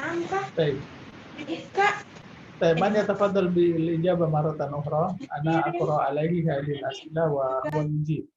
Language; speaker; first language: Arabic; non-native, fluent; Indonesian